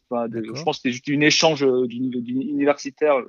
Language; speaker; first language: French; early bilingual, other home language; Korean